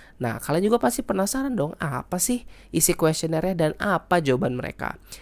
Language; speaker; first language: Indonesian; native; Indonesian